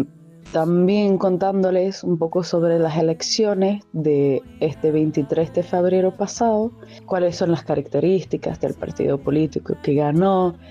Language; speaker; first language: Spanish; non-native, fluent; German